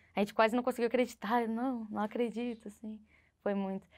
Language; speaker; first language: Portuguese; native; Portuguese